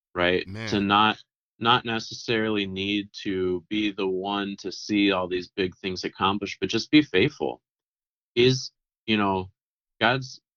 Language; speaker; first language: English; native; English